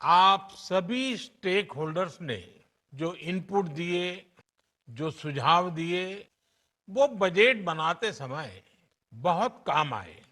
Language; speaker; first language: Hindi; non-native, local second language; Gujarati